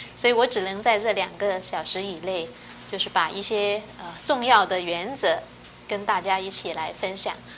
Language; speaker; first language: Chinese; non-native, local second language; Cantonese